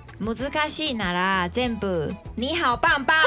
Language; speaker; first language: Japanese; non-native, learner; Chinese